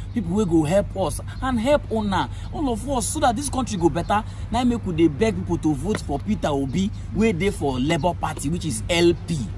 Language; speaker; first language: Nigerian Pidgin; non-native, local second language; Yoruba